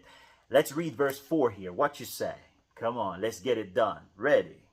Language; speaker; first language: English; native; English